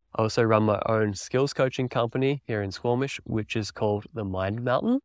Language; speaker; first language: English; native; English